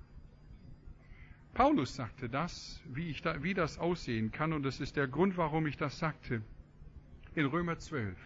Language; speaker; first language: German; non-native, fluent; English